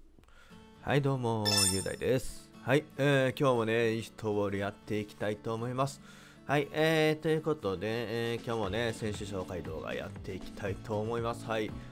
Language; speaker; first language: Japanese; native; Japanese